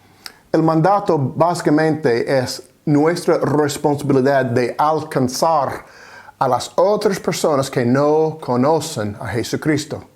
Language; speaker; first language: Spanish; non-native, fluent; English